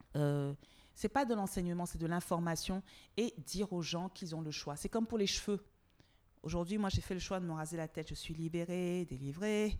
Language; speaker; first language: French; native; French